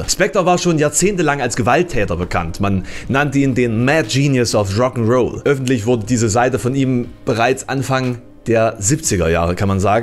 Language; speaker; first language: German; native; German